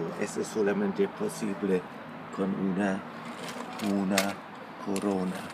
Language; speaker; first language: Spanish; non-native, fluent; German